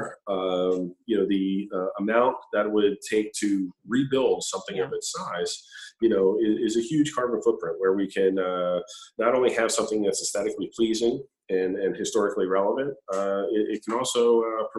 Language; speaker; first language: English; native; English